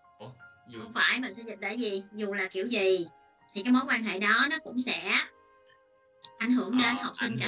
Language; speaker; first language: Vietnamese; native; Vietnamese